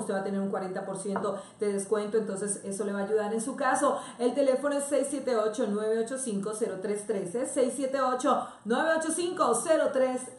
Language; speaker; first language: Spanish; native; Spanish